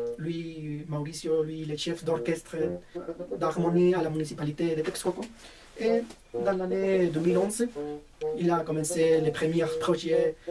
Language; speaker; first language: French; non-native, fluent; Spanish